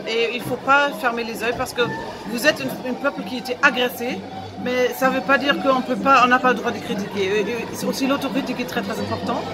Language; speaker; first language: French; non-native, fluent; German